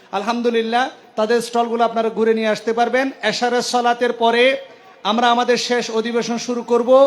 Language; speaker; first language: Bangla; native; Bangla